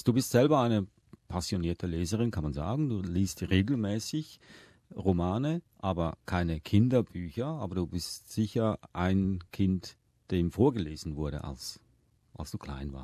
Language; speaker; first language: German; native; German